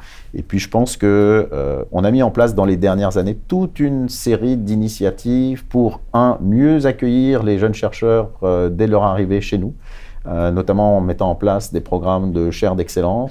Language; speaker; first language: French; native; French